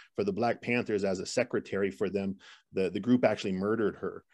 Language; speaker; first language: English; native; English